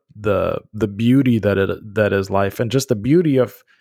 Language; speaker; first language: English; early bilingual, other home language; Bosnian